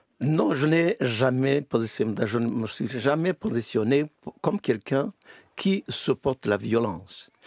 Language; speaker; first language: French; non-native, local second language; Kinyarwanda